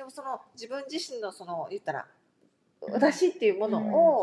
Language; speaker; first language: Japanese; native; Japanese